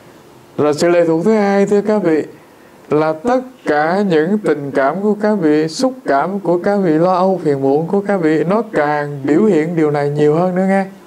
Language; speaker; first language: Vietnamese; native; Vietnamese